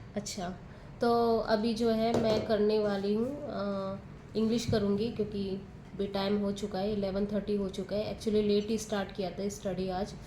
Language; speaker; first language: Hindi; non-native, local second language; Bangla